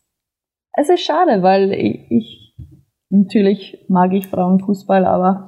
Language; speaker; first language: German; non-native, fluent; English